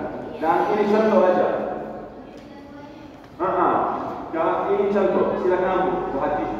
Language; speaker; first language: Indonesian; non-native, learner; Arabic